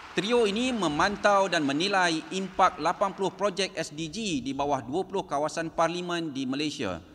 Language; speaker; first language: Malay; native; Malay